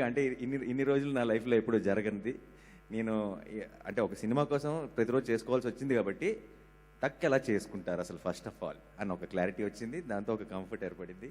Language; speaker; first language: Telugu; native; Telugu